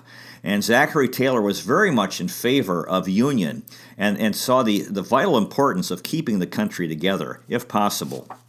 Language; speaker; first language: English; native; English